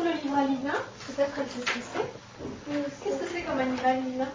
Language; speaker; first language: French; native; French